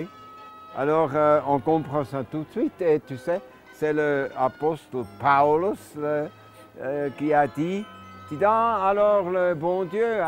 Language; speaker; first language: French; non-native, local second language; German